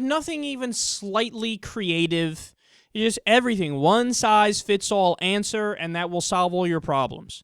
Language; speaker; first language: English; native; English